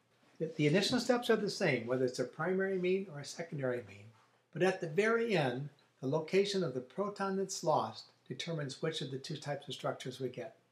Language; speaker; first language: English; native; English